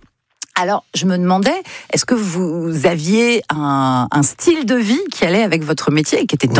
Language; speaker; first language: French; native; French